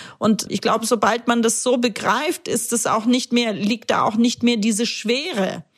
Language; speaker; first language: German; early bilingual, other home language; Russian